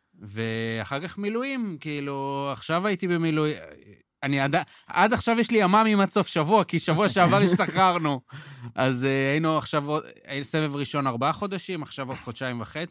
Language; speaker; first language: Hebrew; early bilingual, other home language; Russian